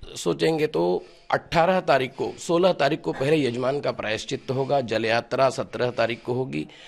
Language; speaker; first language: Hindi; native; Hindi